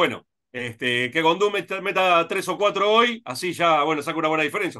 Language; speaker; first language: Spanish; native; Spanish